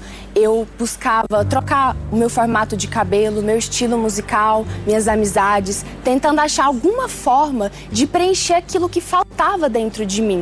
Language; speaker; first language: Portuguese; early bilingual, other home language; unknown